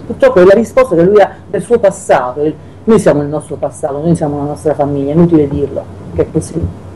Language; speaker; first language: Italian; native; Italian